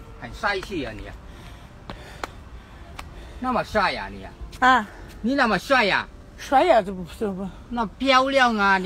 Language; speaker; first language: Chinese; non-native, learner; Russian